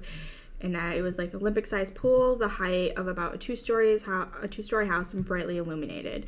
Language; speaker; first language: English; native; English